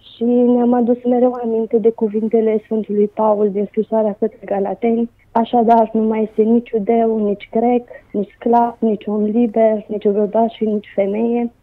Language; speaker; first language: Romanian; native; Romanian